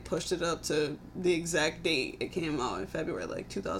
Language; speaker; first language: English; native; English